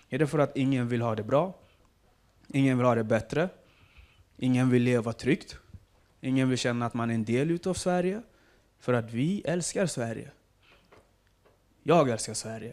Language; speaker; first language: Swedish; non-native, fluent; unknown